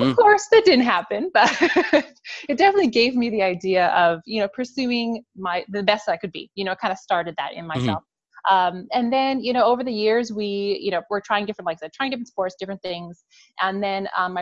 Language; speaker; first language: English; native; English